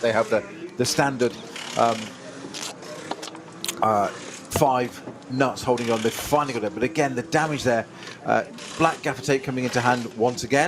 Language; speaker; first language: English; native; English